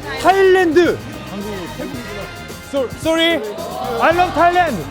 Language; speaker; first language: English; non-native, learner; Korean